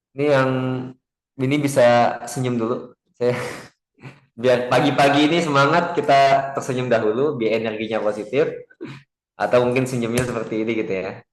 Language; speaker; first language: Indonesian; native; Indonesian